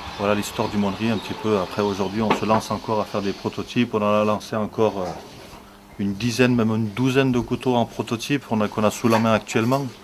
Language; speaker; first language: French; early bilingual, other home language; Turkish